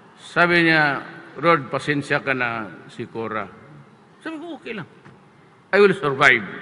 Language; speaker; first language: Filipino; non-native, local second language; Cebuano